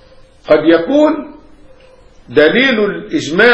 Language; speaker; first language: Arabic; native; Arabic